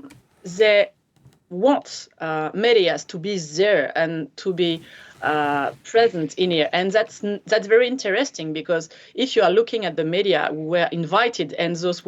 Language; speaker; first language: English; non-native, fluent; French